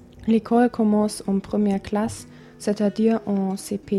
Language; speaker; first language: French; non-native, learner; German